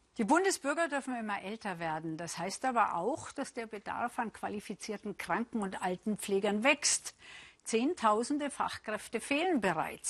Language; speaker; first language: German; native; German